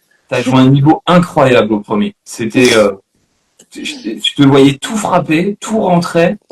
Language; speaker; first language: French; native; French